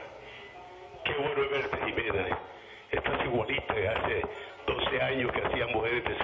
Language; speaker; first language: Spanish; native; Spanish